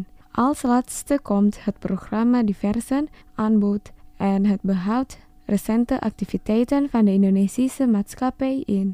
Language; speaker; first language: Dutch; non-native, learner; Indonesian